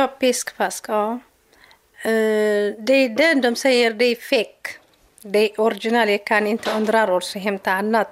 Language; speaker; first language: Swedish; non-native, learner; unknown